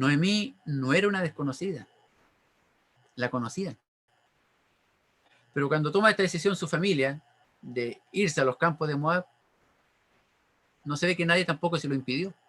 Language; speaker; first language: Spanish; native; Spanish